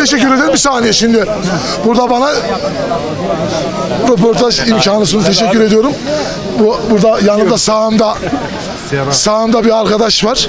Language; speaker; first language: Turkish; native; Turkish